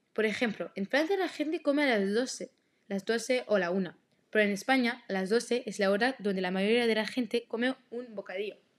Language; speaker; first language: Spanish; non-native, learner; French